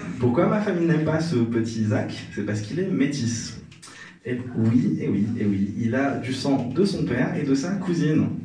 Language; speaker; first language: French; non-native, local second language; Arabic